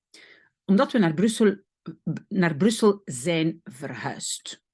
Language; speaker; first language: Dutch; non-native, fluent; French